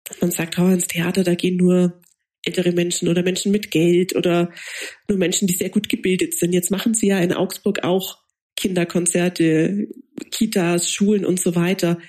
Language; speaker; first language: German; native; German